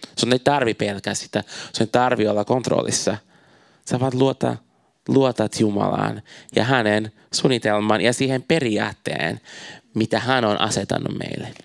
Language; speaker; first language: Finnish; non-native, fluent; Portuguese